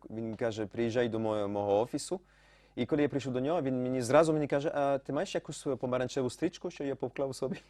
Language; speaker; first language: Ukrainian; early bilingual, heritage; Ukrainian